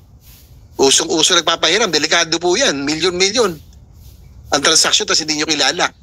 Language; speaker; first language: Filipino; native; Filipino